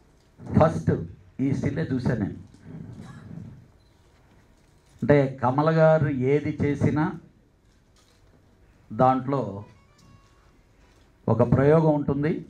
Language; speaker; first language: Telugu; native; Telugu